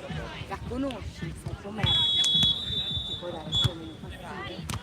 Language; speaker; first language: Italian; native; Italian